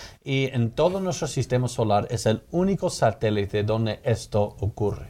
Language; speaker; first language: Spanish; non-native, fluent; English